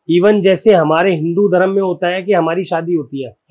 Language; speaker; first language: Hindi; native; Hindi